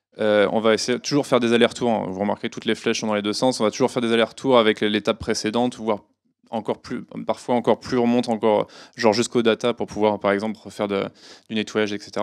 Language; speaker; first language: French; native; French